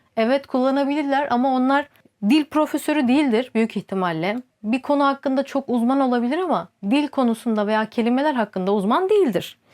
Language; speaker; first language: Turkish; native; Turkish